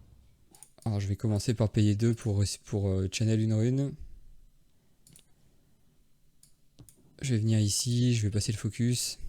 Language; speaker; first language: French; native; French